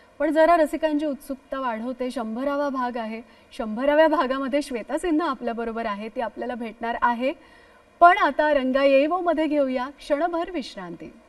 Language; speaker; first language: Marathi; native; Marathi